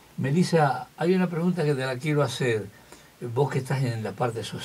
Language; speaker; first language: Spanish; native; Spanish